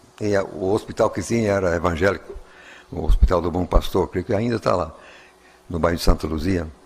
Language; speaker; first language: Portuguese; non-native, fluent; English